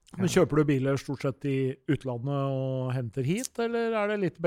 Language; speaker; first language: Norwegian; native; Norwegian